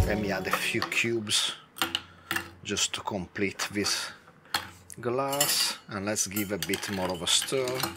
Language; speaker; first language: English; non-native, fluent; Italian